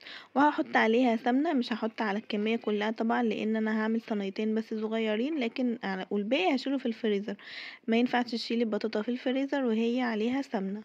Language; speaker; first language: Arabic; native; Arabic